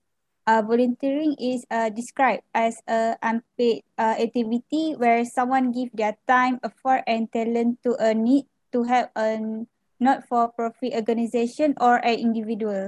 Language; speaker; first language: English; non-native, local second language; Malay